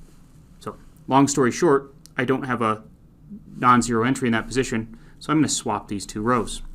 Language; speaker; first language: English; native; English